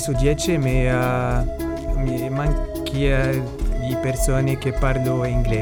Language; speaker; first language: Italian; non-native, learner; Arabic